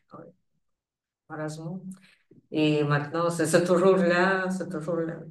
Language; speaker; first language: French; non-native, fluent; Russian